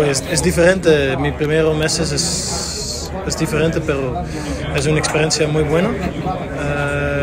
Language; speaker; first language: Spanish; non-native, learner; Dutch